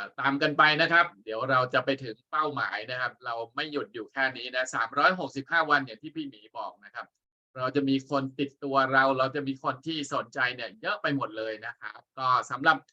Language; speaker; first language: Thai; native; Thai